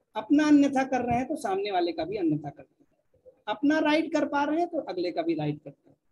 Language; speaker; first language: Hindi; native; Hindi